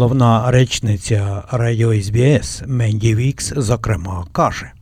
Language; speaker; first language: Ukrainian; native; Ukrainian